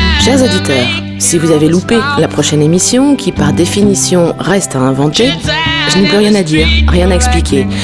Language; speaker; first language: French; native; French